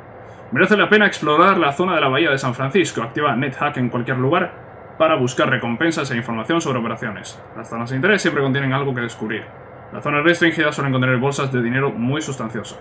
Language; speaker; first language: Spanish; native; Spanish